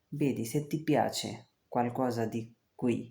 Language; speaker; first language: Italian; non-native, learner; Bangla